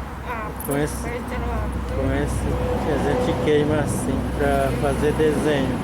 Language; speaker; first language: Portuguese; non-native, local second language; Guarani